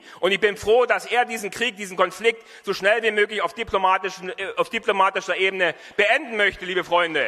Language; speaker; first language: German; native; German